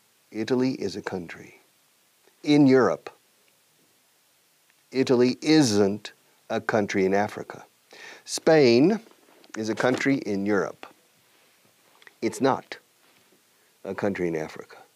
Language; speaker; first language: English; native; English